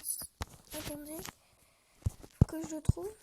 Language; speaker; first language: French; native; French